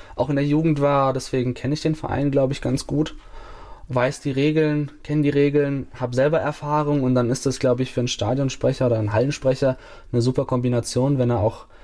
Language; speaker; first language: German; native; German